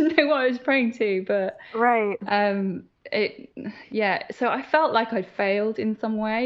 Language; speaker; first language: English; native; English